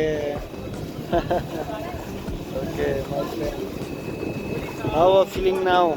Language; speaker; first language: English; non-native, learner; Nepali